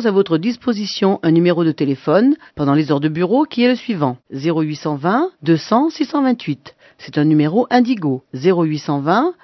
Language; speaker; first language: French; native; French